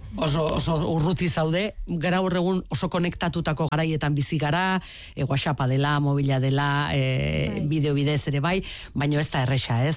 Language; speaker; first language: Basque; native; Basque